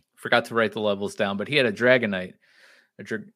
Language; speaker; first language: English; native; English